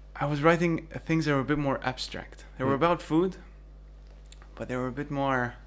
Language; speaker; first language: English; early bilingual, other home language; Greek